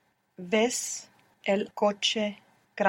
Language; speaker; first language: Spanish; non-native, learner; English